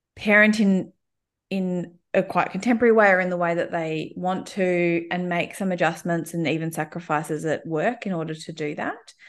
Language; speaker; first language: English; native; English